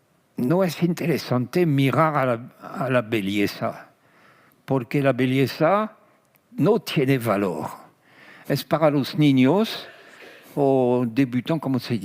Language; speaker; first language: Spanish; non-native, fluent; French